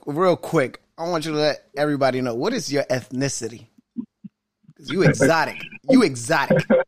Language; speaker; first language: English; native; English